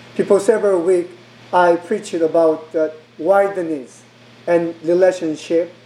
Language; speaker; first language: English; non-native, learner; Korean